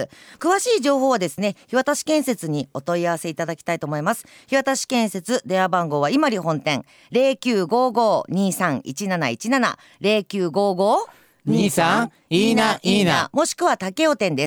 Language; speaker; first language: Japanese; native; Japanese